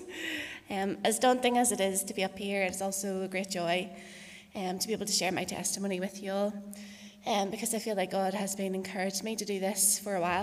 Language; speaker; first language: English; native; English